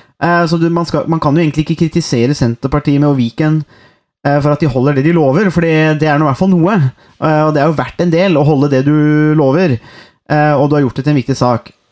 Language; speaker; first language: Norwegian; native; Norwegian